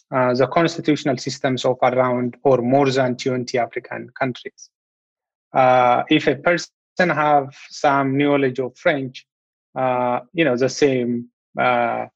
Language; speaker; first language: English; non-native, fluent; Amharic